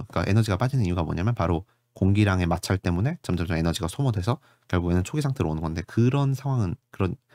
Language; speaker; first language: Korean; native; Korean